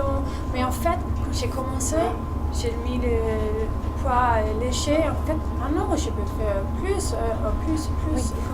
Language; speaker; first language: French; non-native, learner; Danish